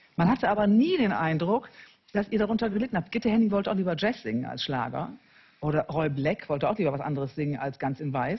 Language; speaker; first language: German; native; German